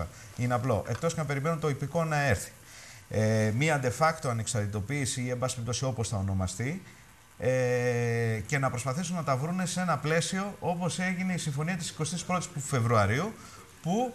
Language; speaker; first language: Greek; native; Greek